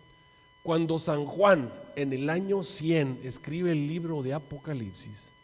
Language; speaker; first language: Spanish; native; Spanish